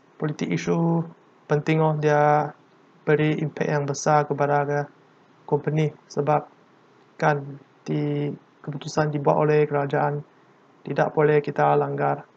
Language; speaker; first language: Malay; non-native, local second language; Chinese